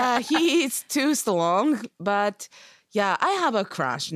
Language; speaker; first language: English; non-native, learner; Japanese